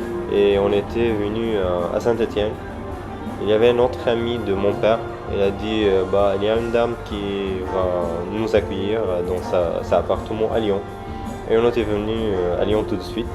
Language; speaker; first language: French; non-native, learner; Arabic